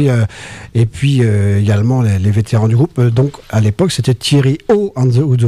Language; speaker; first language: French; native; French